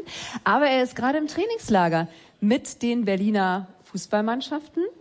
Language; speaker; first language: German; native; German